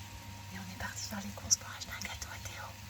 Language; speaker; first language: French; native; French